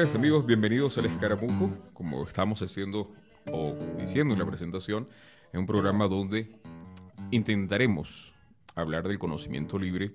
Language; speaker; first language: Spanish; native; Spanish